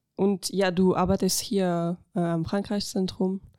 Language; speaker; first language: German; non-native, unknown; French